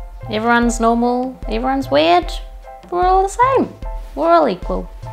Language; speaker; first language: English; early bilingual, other home language; Indonesian